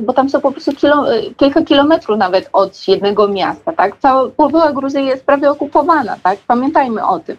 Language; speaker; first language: Polish; non-native, fluent; Georgian